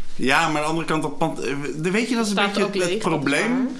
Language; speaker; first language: Dutch; native; Dutch